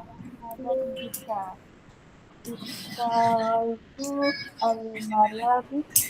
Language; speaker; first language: Arabic; non-native, learner; Malay